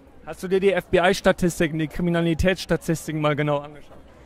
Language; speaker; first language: German; native; German